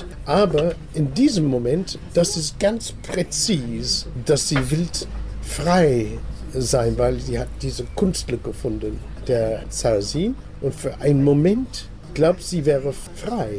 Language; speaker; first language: German; non-native, fluent; English